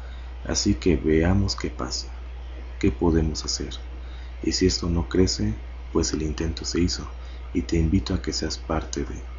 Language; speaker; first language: Spanish; native; Spanish